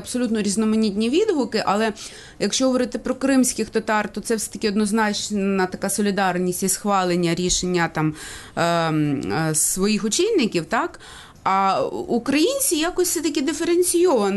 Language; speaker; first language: Ukrainian; native; Ukrainian